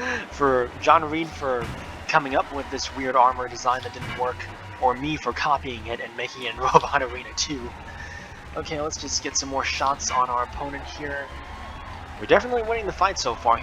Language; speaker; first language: English; native; English